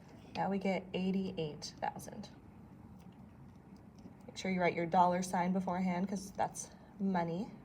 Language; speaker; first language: English; native; English